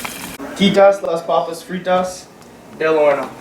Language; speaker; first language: Spanish; non-native, learner; English